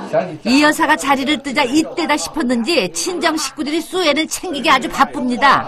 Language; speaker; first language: Korean; native; Korean